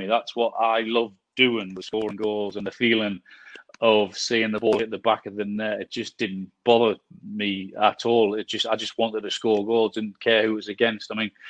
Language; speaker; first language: English; native; English